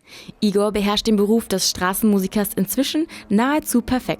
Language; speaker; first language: German; native; German